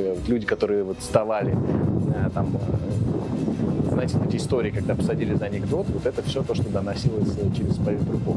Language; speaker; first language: Russian; native; Russian